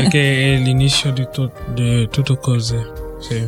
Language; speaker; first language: Italian; non-native, learner; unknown